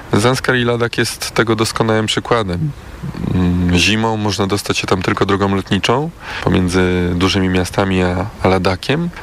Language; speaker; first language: Polish; native; Polish